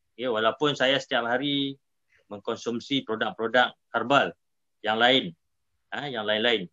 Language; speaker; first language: Malay; native; Malay